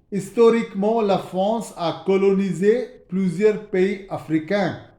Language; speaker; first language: French; non-native, fluent; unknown